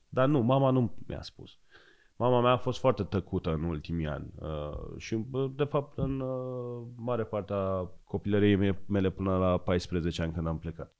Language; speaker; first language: Romanian; non-native, fluent; Persian